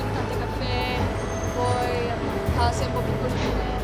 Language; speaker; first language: Italian; non-native, learner; Chinese